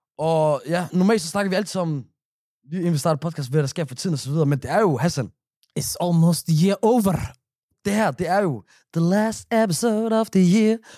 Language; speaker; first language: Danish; early bilingual, other home language; Arabic